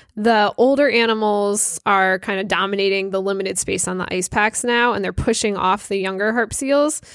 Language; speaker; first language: English; native; English